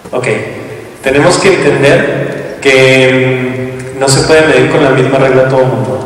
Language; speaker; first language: Spanish; native; Spanish